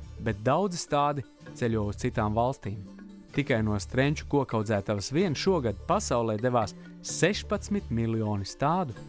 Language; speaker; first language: Latvian; native; Latvian